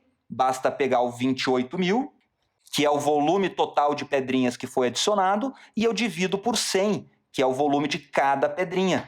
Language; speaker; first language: Portuguese; native; Portuguese